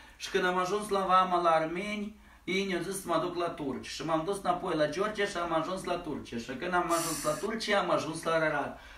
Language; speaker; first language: Romanian; native; Romanian